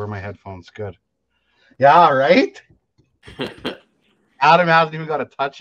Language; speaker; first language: English; native; English